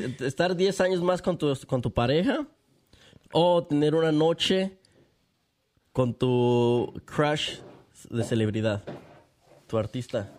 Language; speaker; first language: Spanish; early bilingual, heritage; Spanish